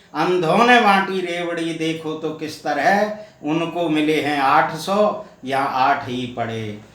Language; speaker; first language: Hindi; native; Hindi